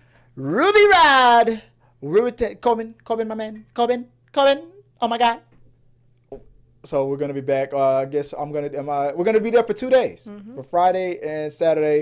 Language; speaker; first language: English; native; English